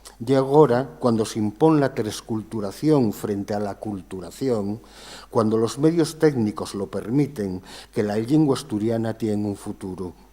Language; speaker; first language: Asturian; native; Asturian